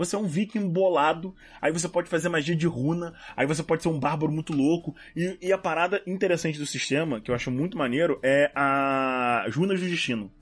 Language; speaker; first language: Portuguese; native; Portuguese